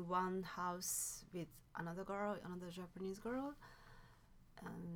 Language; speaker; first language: English; non-native, fluent; Japanese